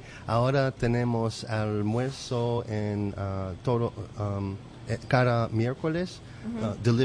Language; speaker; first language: Spanish; non-native, learner; English